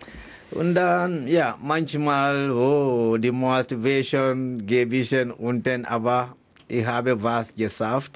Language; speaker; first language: German; non-native, learner; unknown